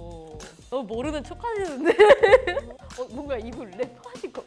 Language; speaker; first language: Korean; native; Korean